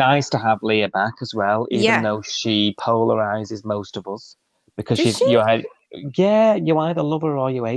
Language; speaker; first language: English; native; English